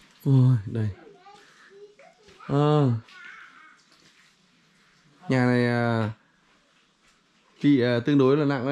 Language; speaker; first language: Vietnamese; native; Vietnamese